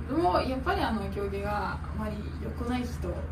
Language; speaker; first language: Japanese; non-native, fluent; Russian